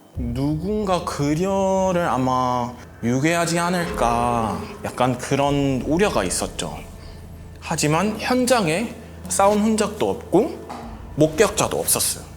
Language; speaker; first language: Korean; non-native, fluent; English